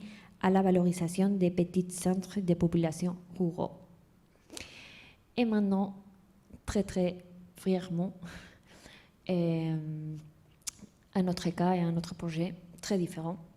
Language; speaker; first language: French; non-native, fluent; Spanish